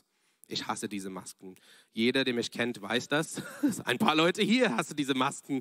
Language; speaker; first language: German; non-native, fluent; English